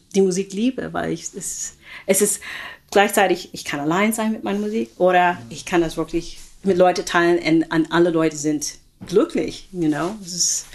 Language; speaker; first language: German; non-native, fluent; English